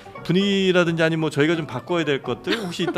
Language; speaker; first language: Korean; native; Korean